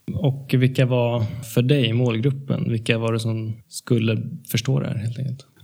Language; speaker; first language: Swedish; native; Swedish